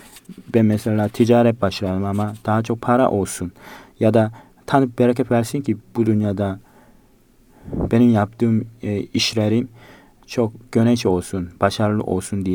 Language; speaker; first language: Turkish; non-native, fluent; Korean